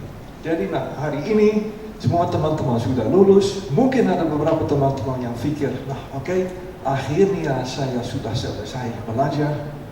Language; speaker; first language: Indonesian; non-native, fluent; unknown